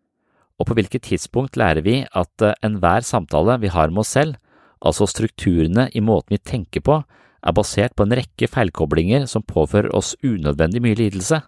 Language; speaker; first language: Norwegian; native; Norwegian